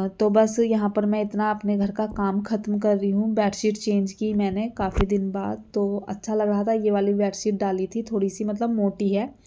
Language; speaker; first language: Hindi; native; Hindi